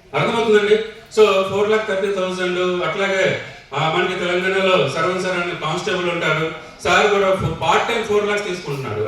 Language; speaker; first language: Telugu; non-native, fluent; Hindi